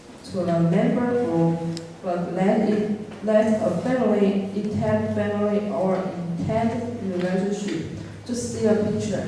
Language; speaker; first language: English; non-native, learner; Chinese